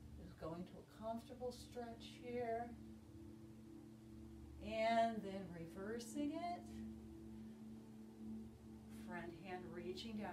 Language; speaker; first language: English; native; English